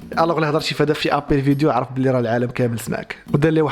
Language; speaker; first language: Arabic; native; Arabic